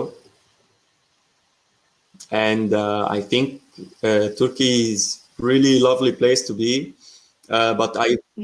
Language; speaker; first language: English; non-native, fluent; Arabic